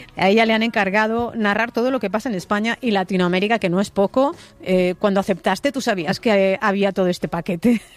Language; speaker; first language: Spanish; native; Spanish